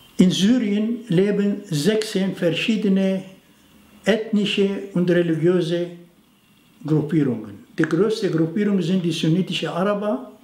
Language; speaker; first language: German; non-native, fluent; Turoyo